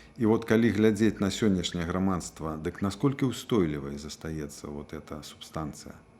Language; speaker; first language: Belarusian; native; Belarusian